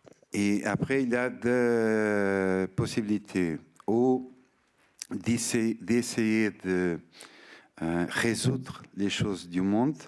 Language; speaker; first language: French; non-native, fluent; Portuguese